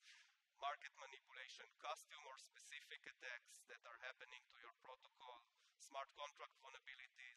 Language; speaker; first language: English; non-native, fluent; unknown